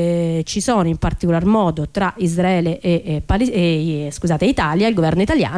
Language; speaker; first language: Italian; native; Italian